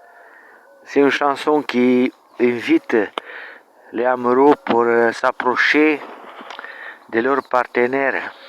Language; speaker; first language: French; non-native, learner; Romanian